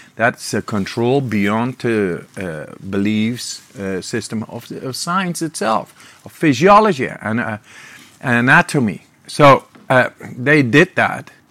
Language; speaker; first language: English; non-native, fluent; Dutch